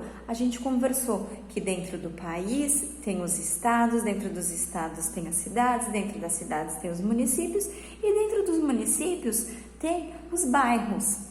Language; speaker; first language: Portuguese; native; Portuguese